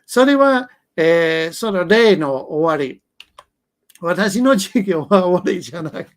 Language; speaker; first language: Japanese; non-native, learner; English